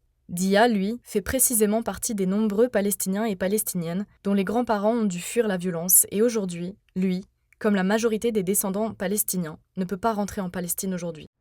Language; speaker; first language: French; native; French